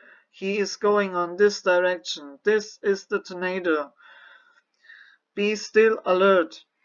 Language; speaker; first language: English; non-native, learner; German